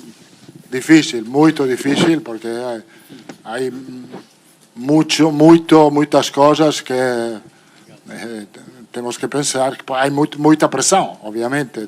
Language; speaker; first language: Portuguese; non-native, fluent; Italian